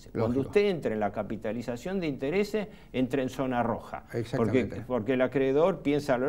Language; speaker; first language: Spanish; native; Spanish